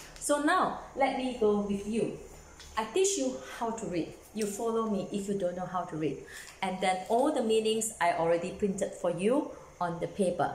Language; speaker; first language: English; non-native, local second language; Chinese